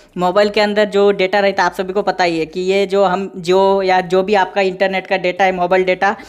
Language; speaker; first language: Hindi; non-native, local second language; Marathi